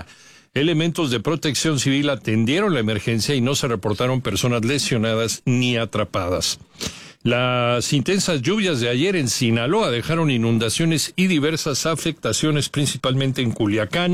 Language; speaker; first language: Spanish; native; Spanish